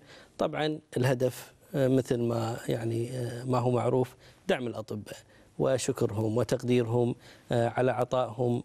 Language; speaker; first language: Arabic; native; Arabic